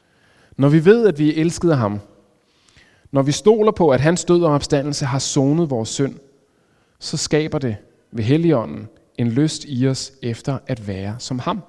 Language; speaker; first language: Danish; native; Danish